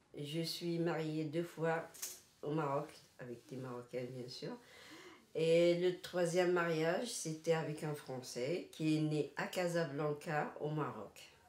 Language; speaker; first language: French; non-native, local second language; Arabic